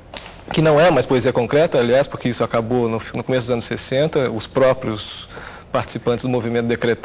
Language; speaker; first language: Portuguese; native; Portuguese